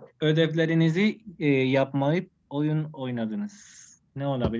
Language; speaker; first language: Turkish; non-native, fluent; Spanish